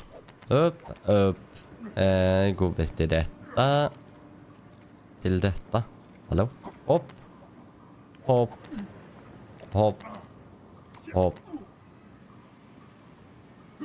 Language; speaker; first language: Swedish; native; Swedish